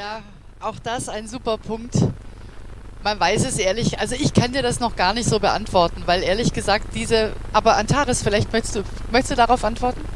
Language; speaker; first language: German; native; German